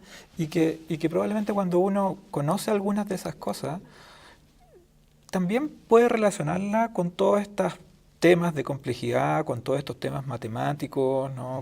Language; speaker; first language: Spanish; native; Spanish